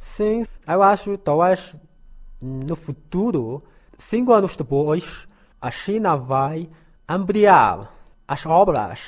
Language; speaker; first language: Portuguese; non-native, learner; Chinese